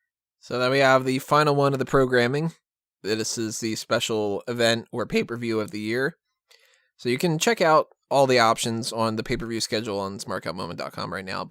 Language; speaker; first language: English; native; English